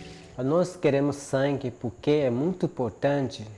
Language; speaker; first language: Portuguese; non-native, local second language; Yanomámi